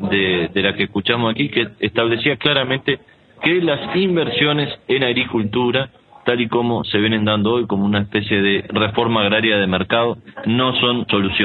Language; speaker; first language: Spanish; native; Spanish